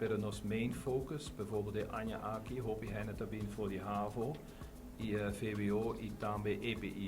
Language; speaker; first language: Dutch; non-native, local second language; Papiamento